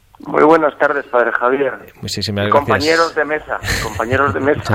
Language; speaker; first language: Spanish; native; Spanish